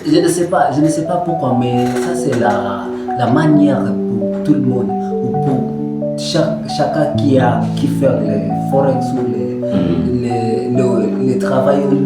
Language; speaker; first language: French; non-native, learner; Kalenjin